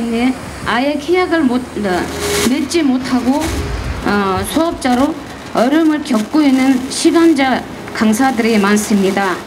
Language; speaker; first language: Korean; non-native, fluent; Mongolian